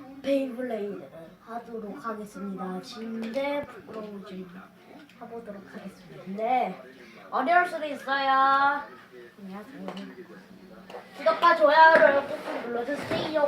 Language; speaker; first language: Korean; non-native, learner; Indonesian